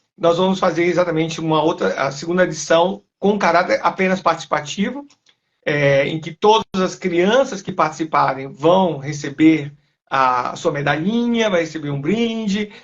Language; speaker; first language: Portuguese; native; Portuguese